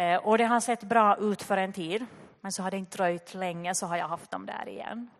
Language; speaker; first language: Swedish; native; Swedish